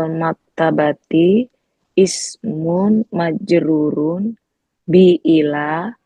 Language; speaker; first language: Arabic; non-native, learner; Indonesian